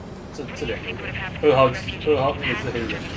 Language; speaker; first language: Chinese; native; Chinese